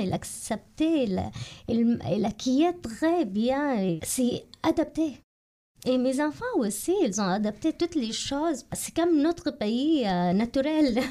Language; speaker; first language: French; non-native, learner; Arabic